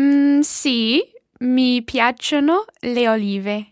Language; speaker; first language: Italian; non-native, learner; English